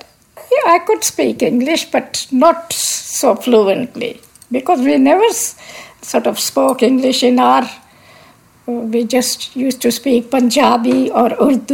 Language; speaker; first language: English; non-native, local second language; Punjabi